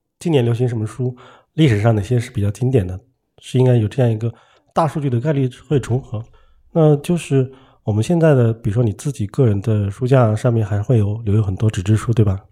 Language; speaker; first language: Chinese; native; Chinese